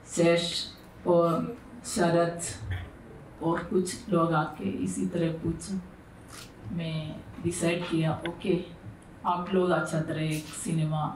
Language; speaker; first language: Hindi; non-native, local second language; Malayalam